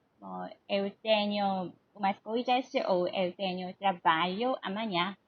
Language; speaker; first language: Portuguese; non-native, learner; Korean